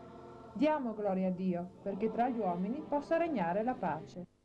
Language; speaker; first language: Italian; native; Italian